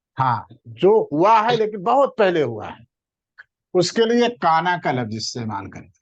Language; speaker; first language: Urdu; native; Urdu